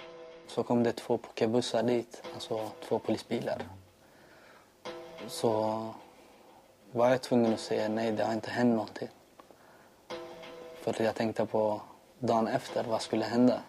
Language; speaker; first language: Swedish; non-native, local second language; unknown